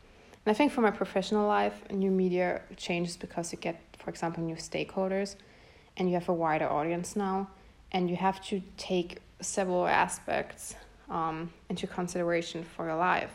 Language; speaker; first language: English; non-native, fluent; German